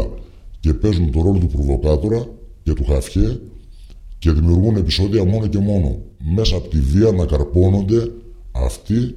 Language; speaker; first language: Greek; native; Greek